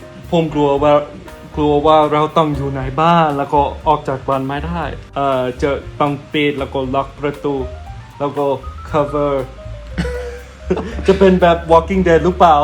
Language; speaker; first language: Thai; non-native, fluent; English